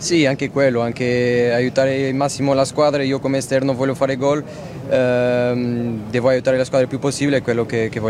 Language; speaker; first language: Italian; non-native, fluent; Portuguese